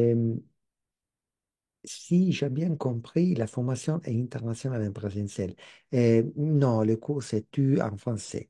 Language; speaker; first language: French; non-native, learner; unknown